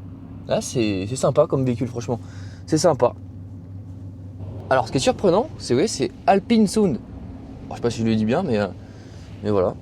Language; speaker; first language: French; native; French